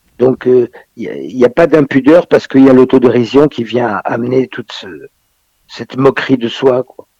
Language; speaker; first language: French; native; French